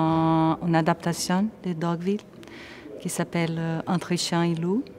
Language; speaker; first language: French; non-native, fluent; Portuguese